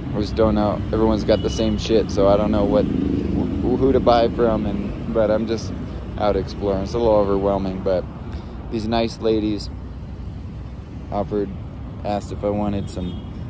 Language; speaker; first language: English; native; English